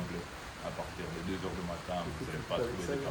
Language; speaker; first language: French; non-native, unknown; Spanish